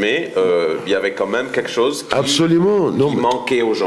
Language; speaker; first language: French; non-native, fluent; Spanish